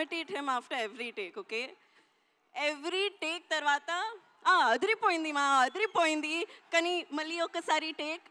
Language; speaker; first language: Telugu; non-native, learner; Hindi